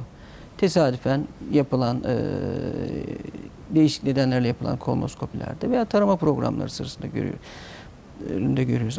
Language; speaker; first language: Turkish; native; Turkish